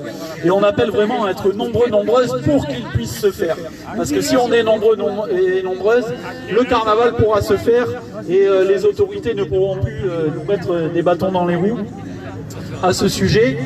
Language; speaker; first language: French; native; French